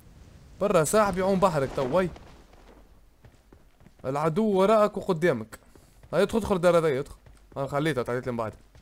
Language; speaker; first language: Arabic; native; Arabic